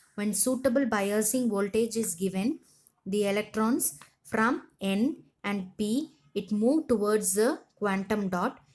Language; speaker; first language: English; non-native, local second language; Tamil